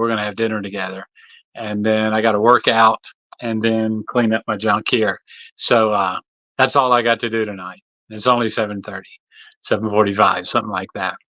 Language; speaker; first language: English; native; English